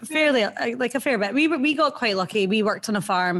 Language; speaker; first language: English; native; English